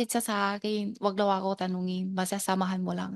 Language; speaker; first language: Filipino; non-native, learner; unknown